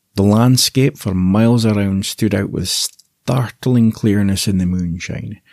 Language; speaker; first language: English; native; English